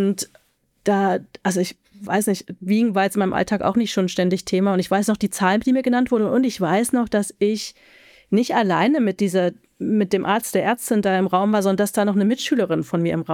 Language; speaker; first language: German; native; German